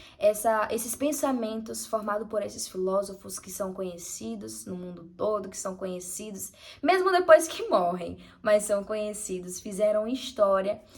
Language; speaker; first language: Portuguese; native; Portuguese